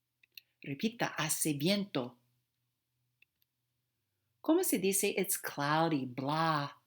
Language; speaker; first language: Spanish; non-native, fluent; English